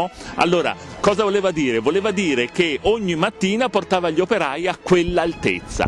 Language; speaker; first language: Italian; native; Italian